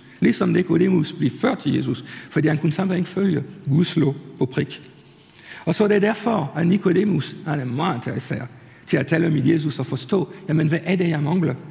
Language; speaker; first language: Danish; non-native, fluent; French